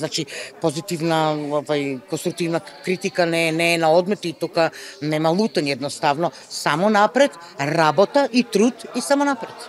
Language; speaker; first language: Macedonian; native; Macedonian